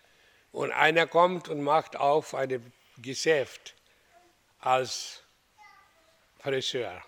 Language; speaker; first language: German; non-native, learner; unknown